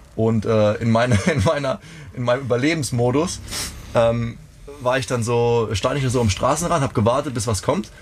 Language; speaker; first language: German; native; German